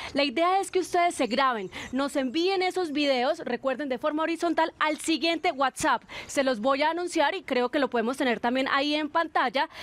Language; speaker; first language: Spanish; native; Spanish